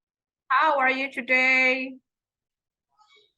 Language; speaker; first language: English; non-native, fluent; Indonesian